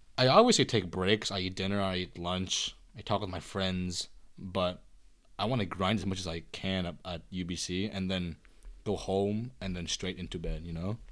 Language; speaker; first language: English; early bilingual, other home language; Korean